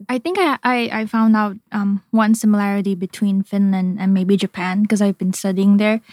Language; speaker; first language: English; non-native, fluent; Indonesian